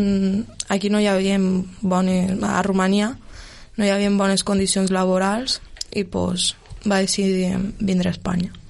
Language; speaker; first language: Catalan; early bilingual, other home language; Romanian